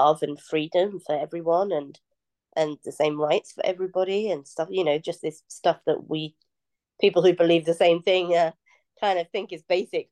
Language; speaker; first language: English; native; English